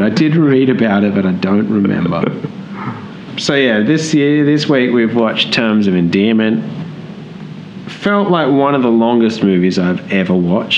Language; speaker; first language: English; native; English